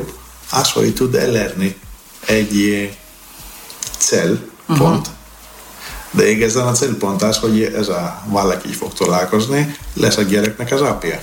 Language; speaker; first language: Hungarian; non-native, learner; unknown